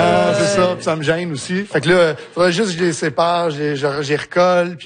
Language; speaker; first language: French; native; French